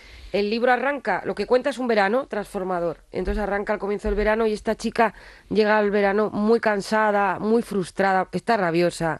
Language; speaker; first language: Spanish; native; Spanish